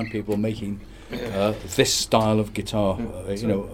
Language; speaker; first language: English; native; English